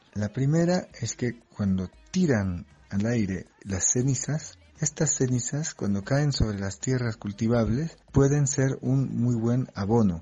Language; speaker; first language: Spanish; non-native, fluent; French